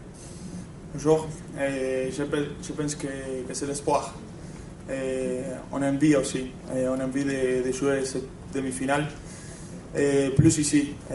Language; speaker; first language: French; non-native, fluent; Spanish